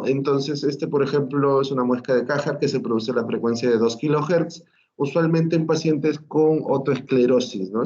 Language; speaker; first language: Spanish; native; Spanish